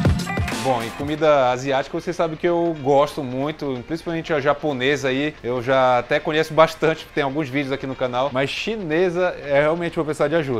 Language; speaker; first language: Portuguese; native; Portuguese